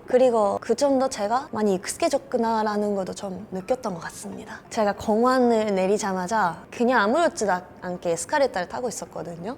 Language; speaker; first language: Korean; non-native, fluent; Japanese